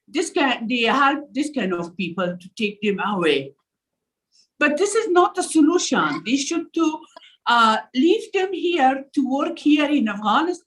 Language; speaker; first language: English; non-native, learner; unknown